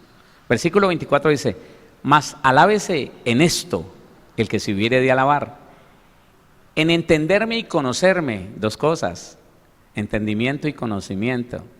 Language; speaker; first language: Spanish; native; Spanish